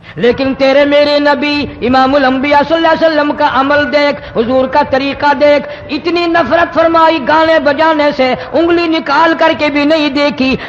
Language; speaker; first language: Urdu; non-native, local second language; Saraiki